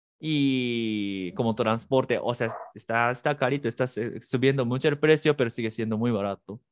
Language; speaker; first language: Spanish; non-native, fluent; Japanese